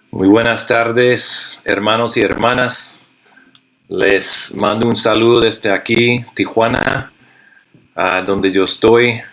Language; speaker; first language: Spanish; non-native, fluent; English